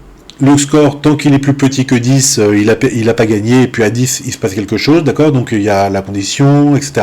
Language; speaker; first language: French; native; French